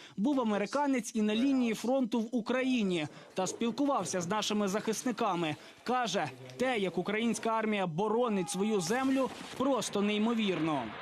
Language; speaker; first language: Ukrainian; native; Ukrainian